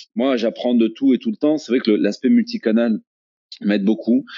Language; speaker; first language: French; native; French